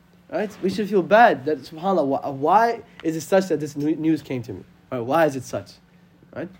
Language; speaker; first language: English; native; English